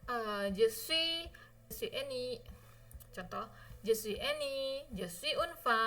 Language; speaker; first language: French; non-native, fluent; Indonesian